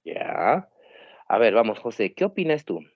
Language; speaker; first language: Spanish; native; Spanish